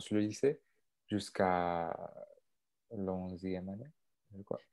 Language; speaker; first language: French; non-native, local second language; English